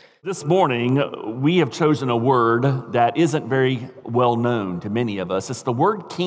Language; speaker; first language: English; native; English